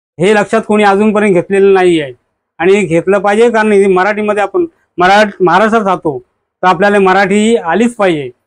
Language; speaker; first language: Marathi; native; Marathi